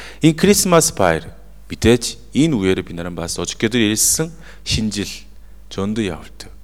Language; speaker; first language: Mongolian; non-native, fluent; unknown